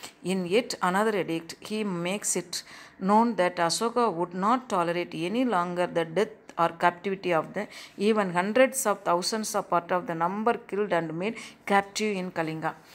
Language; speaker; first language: English; non-native, local second language; Tamil